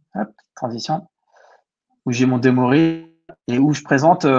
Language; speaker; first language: French; native; French